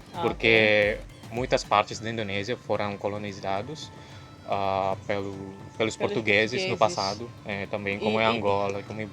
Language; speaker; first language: Portuguese; non-native, fluent; Indonesian